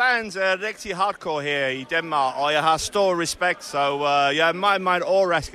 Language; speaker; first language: Danish; non-native, fluent; English